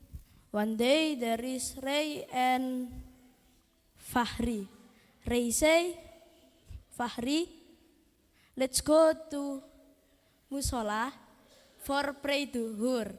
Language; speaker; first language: English; non-native, learner; Indonesian